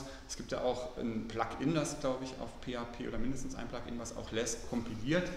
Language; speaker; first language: German; native; German